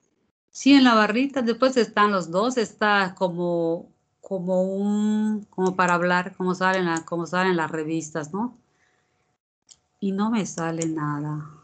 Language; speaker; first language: Spanish; native; Spanish